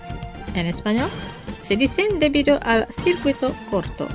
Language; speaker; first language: Spanish; non-native, fluent; Indonesian